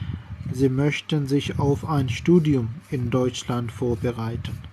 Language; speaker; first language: German; non-native, learner; Urdu